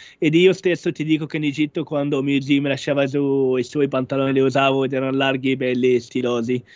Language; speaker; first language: Italian; non-native, fluent; Arabic